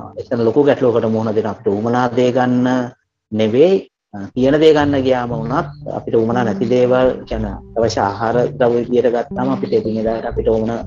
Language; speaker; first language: Sinhala; non-native, local second language; Tamil